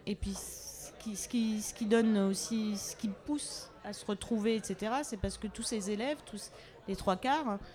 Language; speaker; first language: French; native; French